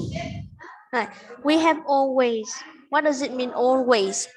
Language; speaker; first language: English; non-native, fluent; Vietnamese